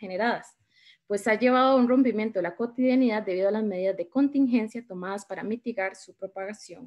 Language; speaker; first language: Spanish; native; Spanish